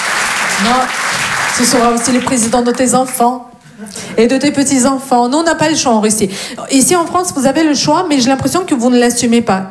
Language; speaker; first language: French; non-native, fluent; Russian